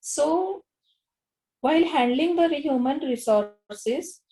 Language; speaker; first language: English; non-native, local second language; Marathi